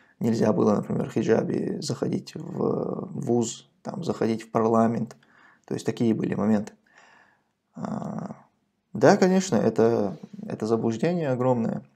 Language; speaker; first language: Russian; non-native, local second language; Chechen